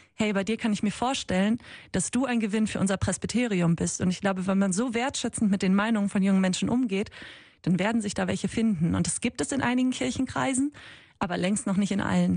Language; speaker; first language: German; native; German